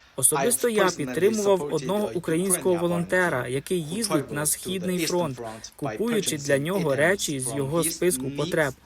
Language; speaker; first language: Ukrainian; non-native, fluent; Chinese